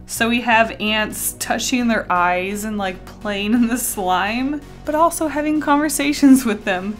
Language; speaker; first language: English; native; English